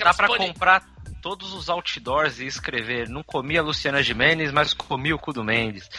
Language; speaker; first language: Portuguese; native; Portuguese